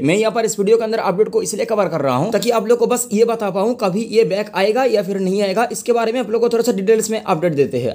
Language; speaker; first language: Hindi; non-native, local second language; Bangla